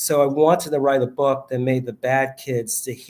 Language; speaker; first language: English; native; English